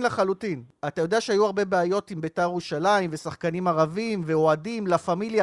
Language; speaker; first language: Hebrew; native; Hebrew